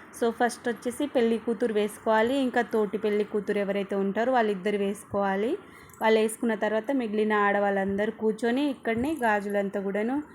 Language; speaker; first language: Telugu; non-native, local second language; Lambadi